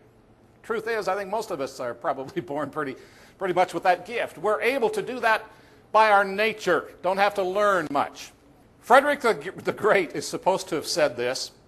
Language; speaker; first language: English; native; English